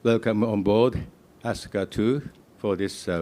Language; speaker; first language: English; non-native, fluent; Japanese